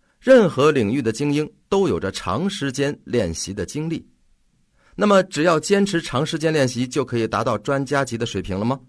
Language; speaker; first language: Chinese; native; Chinese